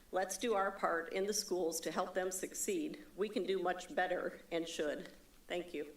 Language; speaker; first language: English; native; English